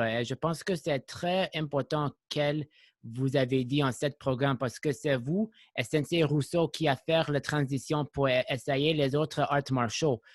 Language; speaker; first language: French; non-native, local second language; English